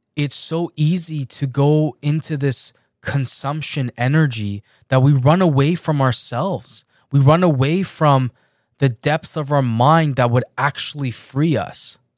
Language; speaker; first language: English; early bilingual, other home language; Persian